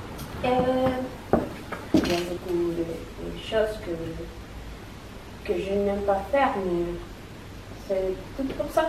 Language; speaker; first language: French; non-native, learner; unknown